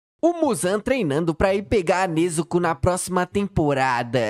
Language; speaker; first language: Portuguese; native; Portuguese